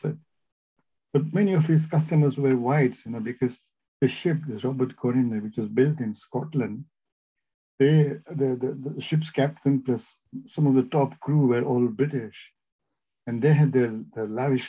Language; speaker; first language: English; non-native, local second language; Gujarati